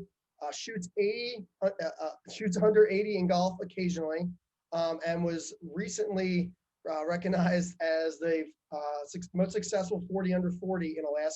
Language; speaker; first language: English; native; English